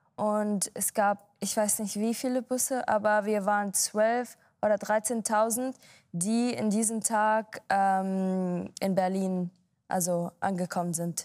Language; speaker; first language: German; non-native, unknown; Arabic